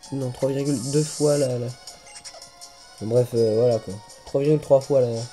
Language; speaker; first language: French; native; French